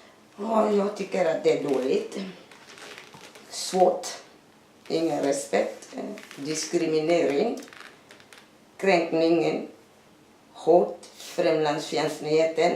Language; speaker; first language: Swedish; non-native, learner; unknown